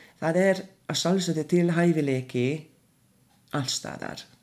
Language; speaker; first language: Icelandic; non-native, learner; Hungarian